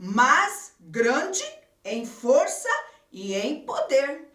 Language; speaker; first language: Portuguese; native; Portuguese